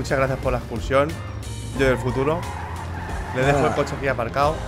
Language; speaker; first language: Spanish; native; Spanish